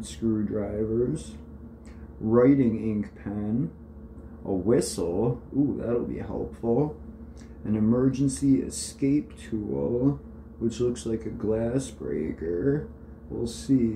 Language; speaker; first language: English; native; English